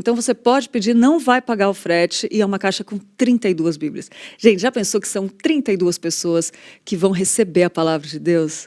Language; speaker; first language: Portuguese; native; Portuguese